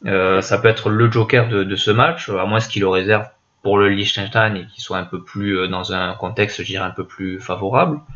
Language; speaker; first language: French; native; French